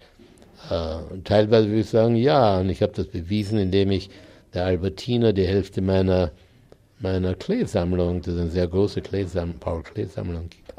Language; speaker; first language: German; native; German